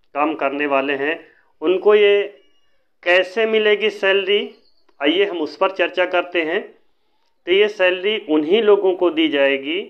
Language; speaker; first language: Hindi; native; Hindi